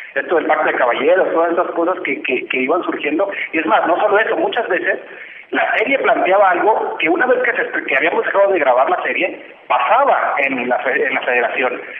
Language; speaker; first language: Spanish; native; Spanish